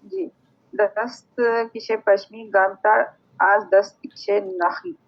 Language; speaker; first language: Persian; non-native, learner; Urdu